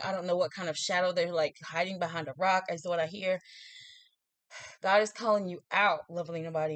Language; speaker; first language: English; native; English